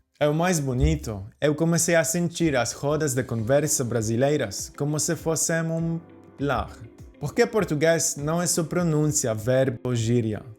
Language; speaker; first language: Portuguese; non-native, fluent; Polish